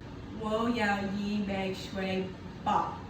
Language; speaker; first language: Chinese; non-native, learner; English